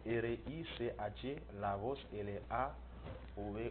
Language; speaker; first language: Spanish; non-native, learner; Haitian Creole